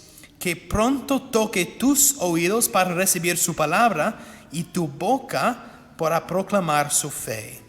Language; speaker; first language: Spanish; non-native, fluent; English